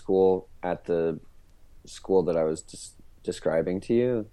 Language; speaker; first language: English; native; English